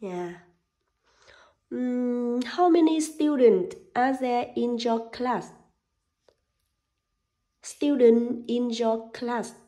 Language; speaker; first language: English; non-native, learner; Vietnamese